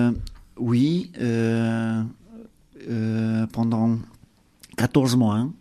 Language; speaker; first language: French; non-native, learner; Hungarian